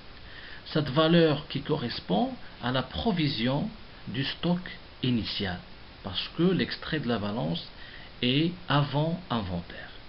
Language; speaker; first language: French; non-native, local second language; Arabic